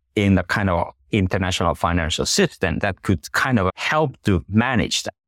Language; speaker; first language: English; non-native, fluent; Finnish